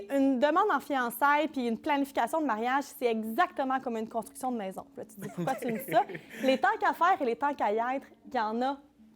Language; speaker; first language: French; native; French